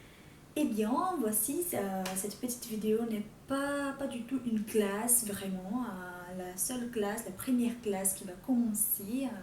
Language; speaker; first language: French; non-native, fluent; Portuguese